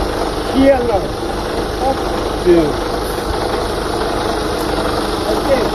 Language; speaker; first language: English; non-native, learner; Russian